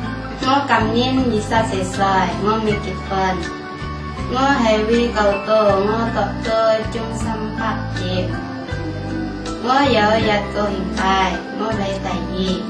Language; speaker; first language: Cantonese; non-native, learner; Indonesian